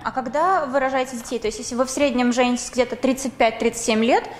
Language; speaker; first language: Russian; native; Russian